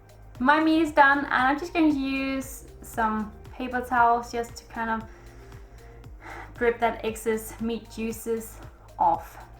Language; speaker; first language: English; non-native, fluent; Danish